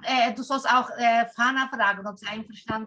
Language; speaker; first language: German; non-native, fluent; Turkish